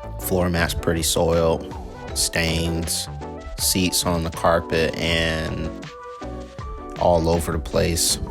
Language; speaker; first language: English; native; English